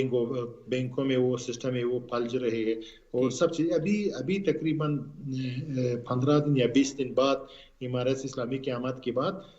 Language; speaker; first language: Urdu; non-native, learner; Pashto